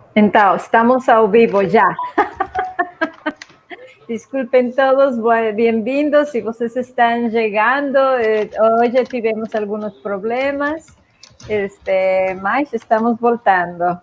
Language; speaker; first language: Portuguese; non-native, fluent; Spanish